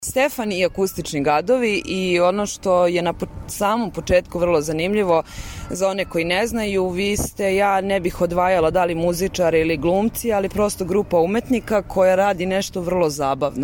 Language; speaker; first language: Serbian; native; Serbian